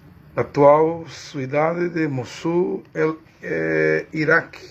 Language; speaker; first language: Spanish; non-native, learner; Portuguese